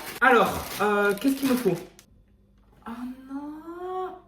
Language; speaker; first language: French; native; French